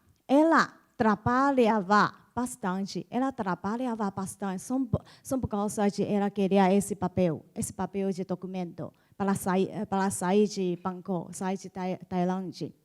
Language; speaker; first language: Portuguese; non-native, learner; Chinese